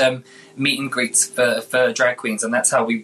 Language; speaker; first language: English; native; English